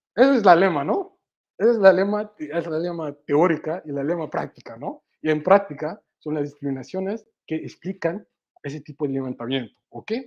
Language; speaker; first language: Spanish; non-native, fluent; Wolof